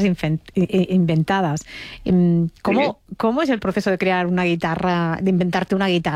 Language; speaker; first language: Spanish; native; Spanish